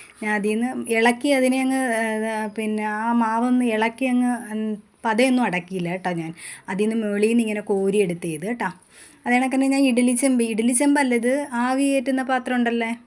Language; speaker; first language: Malayalam; native; Malayalam